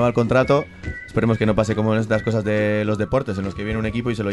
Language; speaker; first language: Spanish; native; Spanish